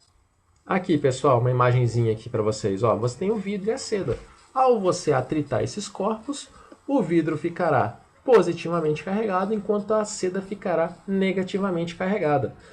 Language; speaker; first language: Portuguese; native; Portuguese